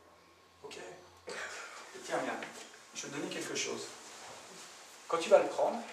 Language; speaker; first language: French; native; French